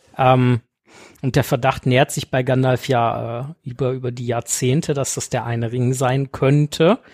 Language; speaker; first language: German; native; German